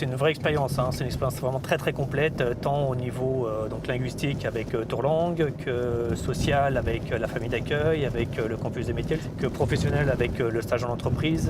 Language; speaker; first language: French; native; French